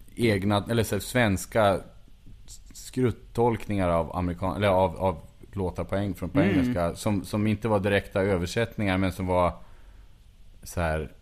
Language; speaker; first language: Swedish; native; Swedish